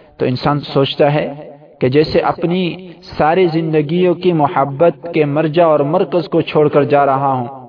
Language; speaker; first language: Urdu; non-native, local second language; Pashto